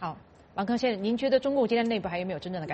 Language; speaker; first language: Chinese; native; Chinese